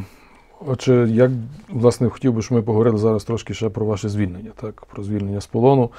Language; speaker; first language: Ukrainian; native; Ukrainian